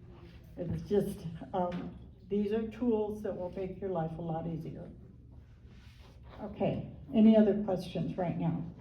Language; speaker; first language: English; native; English